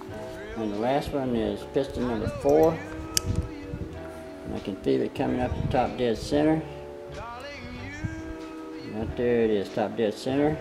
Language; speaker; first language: English; native; English